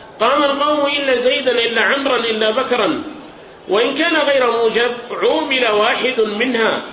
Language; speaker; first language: Arabic; native; Arabic